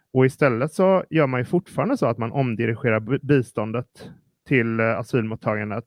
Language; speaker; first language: Swedish; native; Swedish